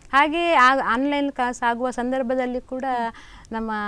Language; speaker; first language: Kannada; native; Kannada